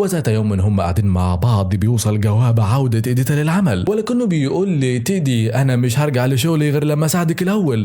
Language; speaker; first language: Arabic; native; Arabic